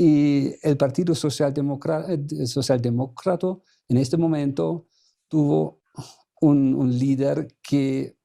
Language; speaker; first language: Spanish; non-native, fluent; German